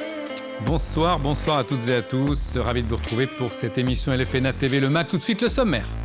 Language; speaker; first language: French; native; French